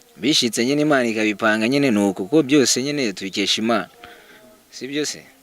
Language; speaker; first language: Kinyarwanda; early bilingual, heritage; Kinyarwanda